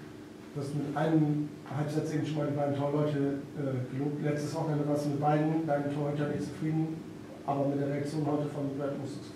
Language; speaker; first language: German; native; German